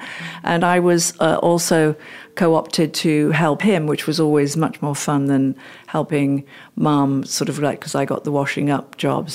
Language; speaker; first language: English; native; English